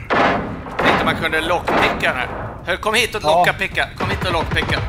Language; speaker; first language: Swedish; native; Swedish